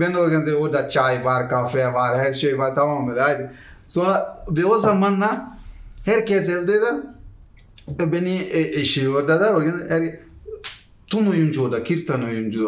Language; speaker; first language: Turkish; non-native, learner; Portuguese